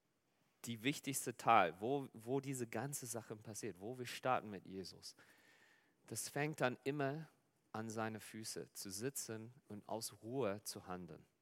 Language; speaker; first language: German; non-native, fluent; Afrikaans